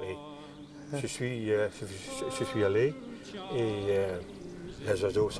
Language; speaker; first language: French; non-native, learner; Dutch